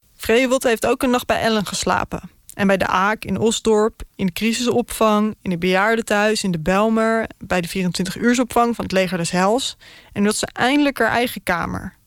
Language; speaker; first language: Dutch; native; Dutch